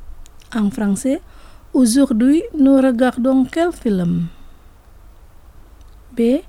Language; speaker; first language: French; non-native, fluent; Indonesian